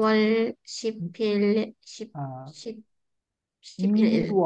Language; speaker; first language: Korean; non-native, learner; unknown